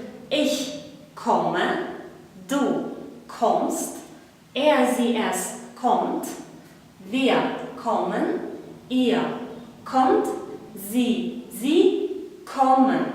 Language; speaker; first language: German; non-native, fluent; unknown